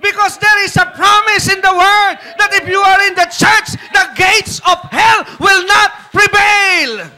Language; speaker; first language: English; non-native, local second language; Filipino